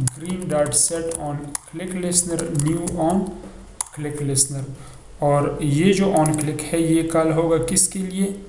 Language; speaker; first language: Urdu; non-native, local second language; Pashto